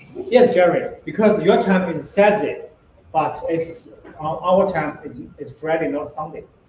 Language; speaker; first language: English; non-native, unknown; Chinese